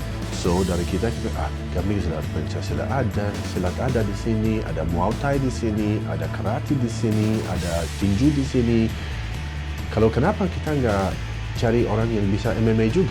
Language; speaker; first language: Indonesian; non-native, fluent; English